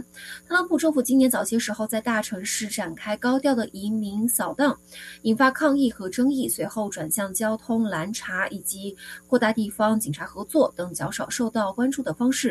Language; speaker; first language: Chinese; native; Chinese